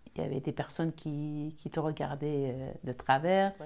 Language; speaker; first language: French; non-native, local second language; Arabic